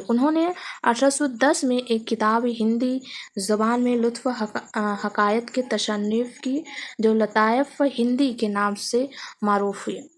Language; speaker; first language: Urdu; native; Urdu